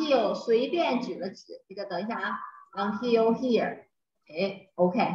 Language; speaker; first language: Chinese; non-native, learner; Thai